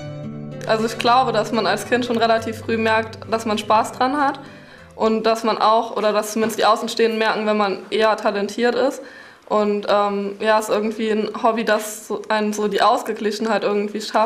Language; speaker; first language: German; native; German